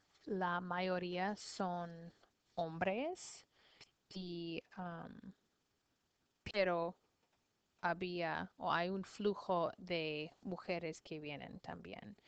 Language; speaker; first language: Spanish; non-native, learner; English